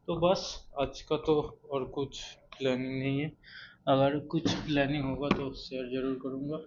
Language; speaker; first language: Hindi; non-native, local second language; Bangla